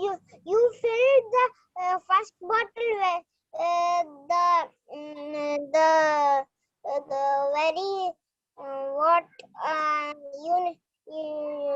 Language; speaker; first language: English; non-native, learner; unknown